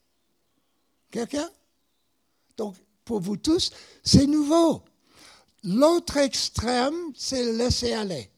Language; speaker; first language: French; non-native, fluent; English